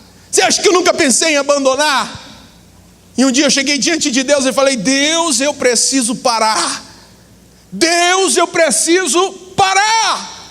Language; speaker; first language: Portuguese; native; Portuguese